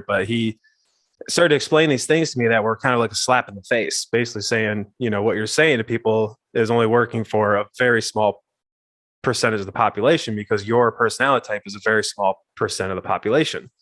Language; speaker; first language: English; native; English